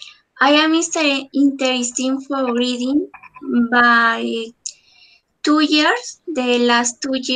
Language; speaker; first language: English; non-native, learner; Spanish